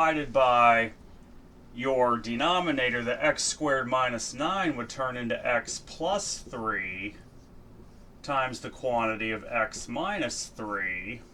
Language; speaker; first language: English; native; English